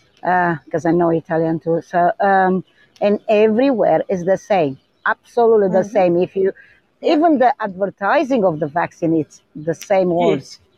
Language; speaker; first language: English; non-native, learner; Romanian